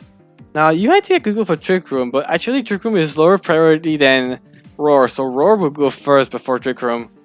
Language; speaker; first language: English; non-native, fluent; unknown